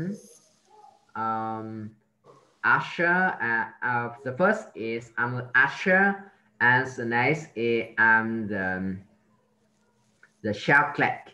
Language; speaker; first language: English; non-native, learner; Vietnamese